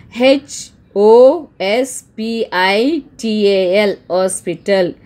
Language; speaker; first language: English; non-native, local second language; Tamil